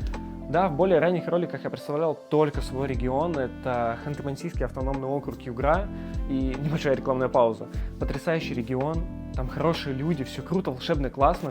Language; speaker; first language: Russian; native; Russian